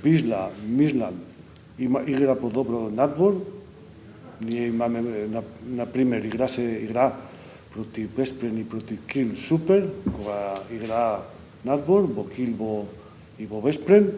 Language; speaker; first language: Macedonian; non-native, learner; Spanish